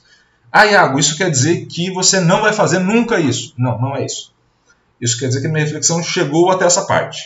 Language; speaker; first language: Portuguese; native; Portuguese